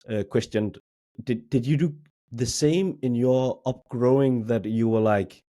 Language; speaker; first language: English; non-native, fluent; Danish